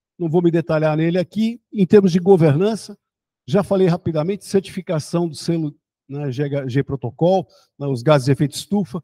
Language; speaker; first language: Portuguese; early bilingual, other home language; German